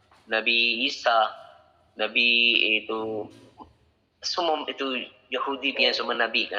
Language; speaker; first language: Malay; non-native, learner; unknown